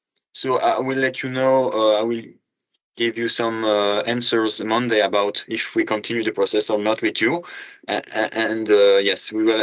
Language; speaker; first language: English; non-native, fluent; French